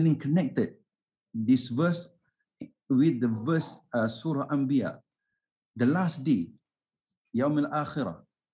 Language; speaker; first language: English; non-native, local second language; Malay